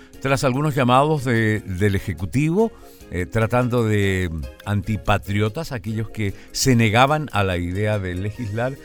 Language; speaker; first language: Spanish; native; Spanish